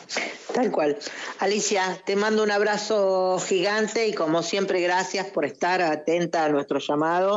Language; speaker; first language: Spanish; native; Spanish